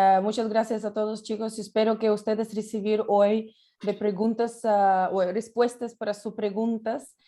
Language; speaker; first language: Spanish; non-native, learner; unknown